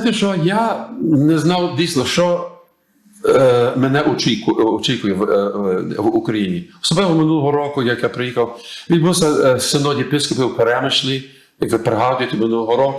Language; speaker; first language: Ukrainian; early bilingual, heritage; English